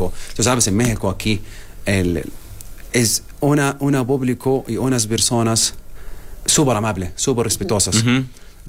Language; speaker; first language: Spanish; non-native, learner; Arabic